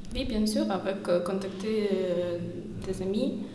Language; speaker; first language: French; non-native, learner; Ukrainian